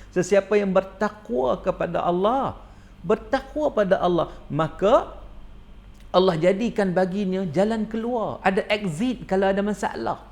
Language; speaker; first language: Malay; native; Malay